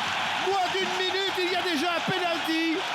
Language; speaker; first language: French; native; French